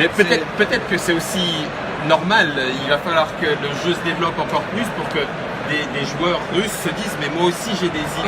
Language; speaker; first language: French; native; French